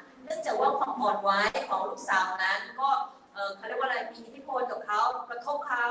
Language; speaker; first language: Thai; native; Thai